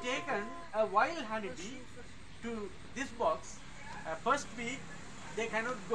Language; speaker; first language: English; non-native, fluent; Sinhala